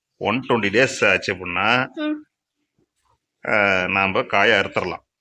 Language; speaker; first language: Tamil; native; Tamil